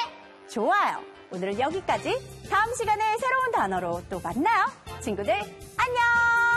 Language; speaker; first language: Korean; native; Korean